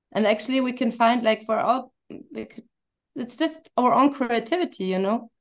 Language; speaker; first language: English; non-native, fluent; German